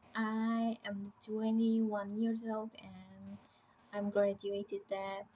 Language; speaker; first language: English; non-native, fluent; Azerbaijani